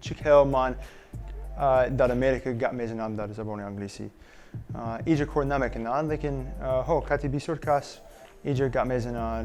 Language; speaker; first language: Persian; non-native, learner; English